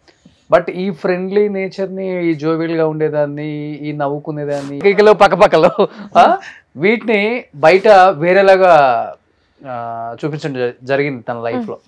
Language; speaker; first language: Telugu; native; Telugu